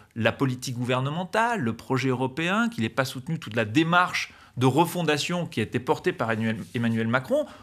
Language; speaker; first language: French; native; French